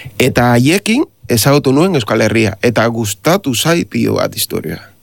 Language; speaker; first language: Basque; non-native, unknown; Spanish